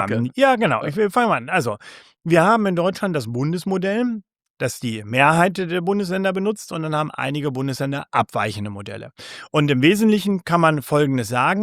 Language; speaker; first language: German; native; German